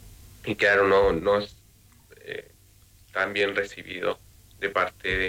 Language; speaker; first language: Spanish; native; Spanish